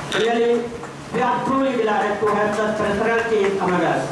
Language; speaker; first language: English; non-native, local second language; Urdu